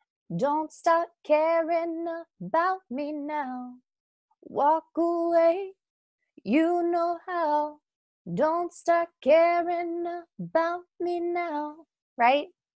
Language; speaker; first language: English; native; English